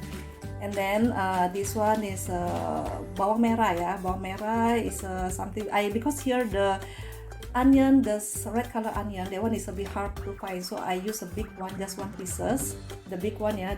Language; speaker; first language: English; non-native, learner; Indonesian